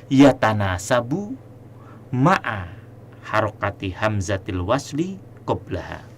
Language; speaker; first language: Arabic; non-native, fluent; Indonesian